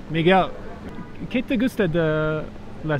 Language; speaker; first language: Spanish; non-native, learner; English